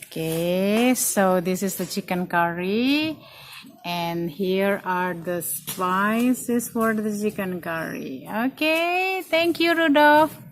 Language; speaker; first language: English; non-native, learner; Indonesian